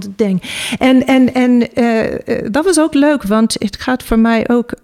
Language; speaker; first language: Dutch; non-native, fluent; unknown